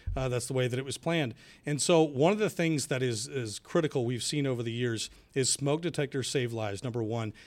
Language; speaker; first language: English; native; English